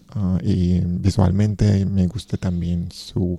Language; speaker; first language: Spanish; non-native, learner; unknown